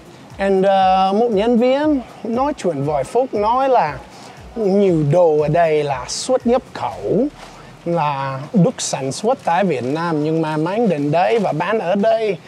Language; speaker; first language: Vietnamese; non-native, fluent; English